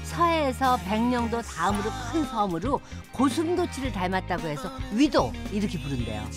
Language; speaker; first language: Korean; native; Korean